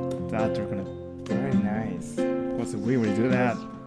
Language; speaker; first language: English; non-native, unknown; Japanese